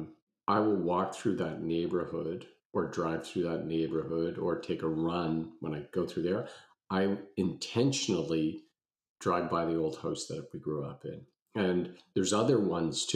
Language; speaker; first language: English; native; English